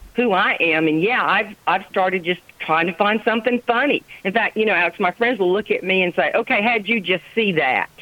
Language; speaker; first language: English; native; English